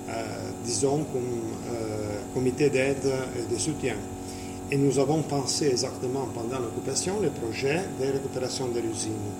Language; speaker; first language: French; non-native, fluent; Italian